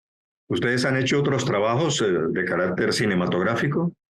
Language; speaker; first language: Spanish; native; Spanish